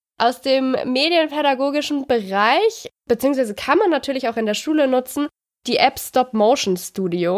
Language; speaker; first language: German; native; German